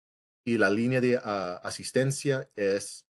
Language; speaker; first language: Spanish; early bilingual, heritage; English